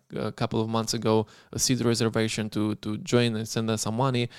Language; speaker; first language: English; non-native, fluent; Romanian